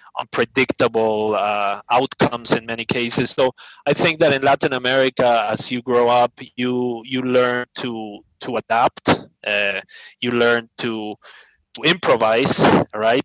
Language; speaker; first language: English; non-native, fluent; Spanish